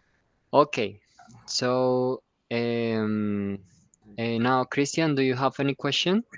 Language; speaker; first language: English; non-native, fluent; Spanish